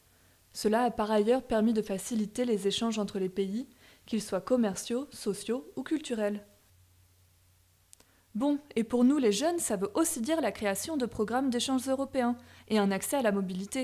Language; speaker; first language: French; native; French